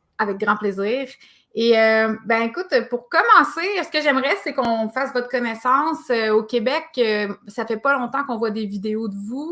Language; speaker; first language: French; native; French